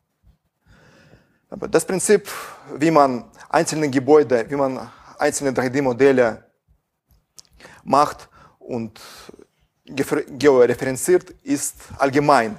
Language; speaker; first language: German; non-native, fluent; Russian